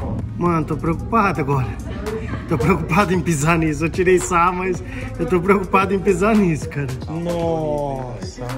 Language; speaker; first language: Portuguese; native; Portuguese